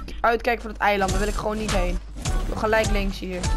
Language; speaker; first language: Dutch; native; Dutch